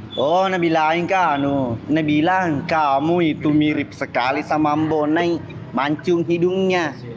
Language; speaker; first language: Indonesian; non-native, local second language; Buginese